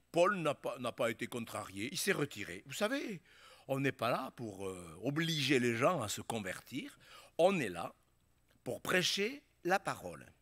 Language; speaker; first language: French; native; French